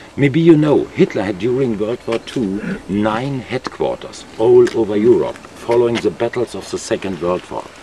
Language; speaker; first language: English; non-native, fluent; German